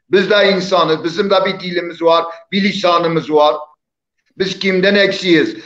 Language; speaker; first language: Turkish; non-native, local second language; Zaza